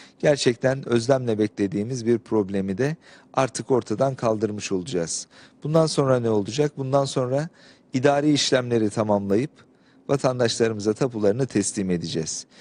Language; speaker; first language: Turkish; native; Turkish